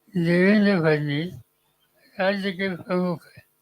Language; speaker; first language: Hindi; non-native, local second language; Marathi